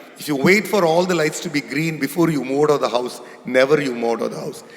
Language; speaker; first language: English; non-native, local second language; Malayalam